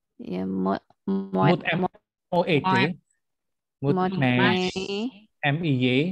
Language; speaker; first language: Dutch; non-native, fluent; Indonesian